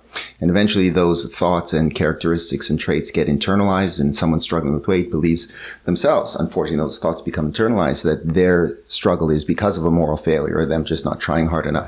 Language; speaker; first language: English; native; English